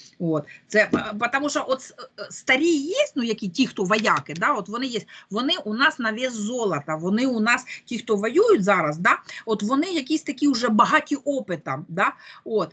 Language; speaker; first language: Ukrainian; native; Ukrainian